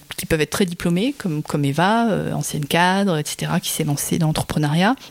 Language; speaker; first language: French; native; French